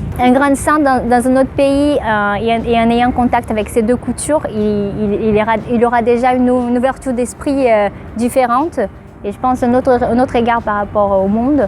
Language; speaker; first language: French; non-native, fluent; Portuguese